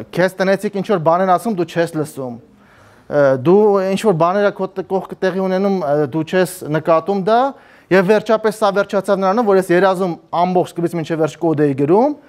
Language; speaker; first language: Armenian; native; Armenian